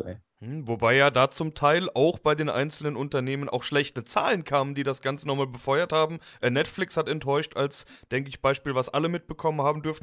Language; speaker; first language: German; native; German